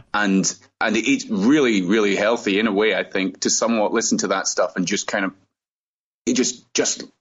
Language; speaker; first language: English; native; English